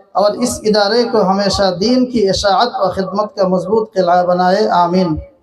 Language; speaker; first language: Urdu; non-native, fluent; Bangla